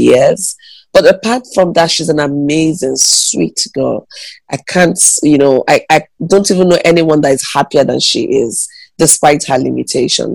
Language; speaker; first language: English; non-native, local second language; Igbo